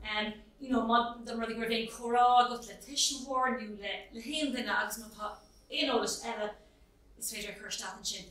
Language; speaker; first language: Irish; non-native, local second language; English